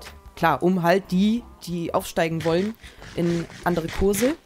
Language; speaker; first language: German; native; German